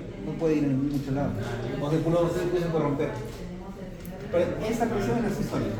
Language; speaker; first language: Spanish; native; Spanish